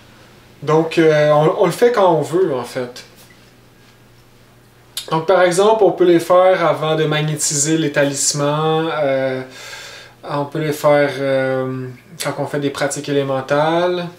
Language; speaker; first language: French; native; French